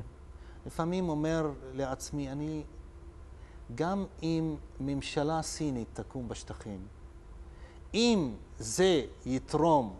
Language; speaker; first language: Hebrew; non-native, local second language; Arabic